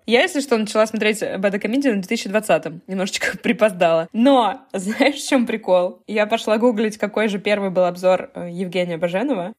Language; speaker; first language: Russian; native; Russian